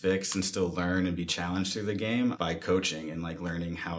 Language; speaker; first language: English; native; English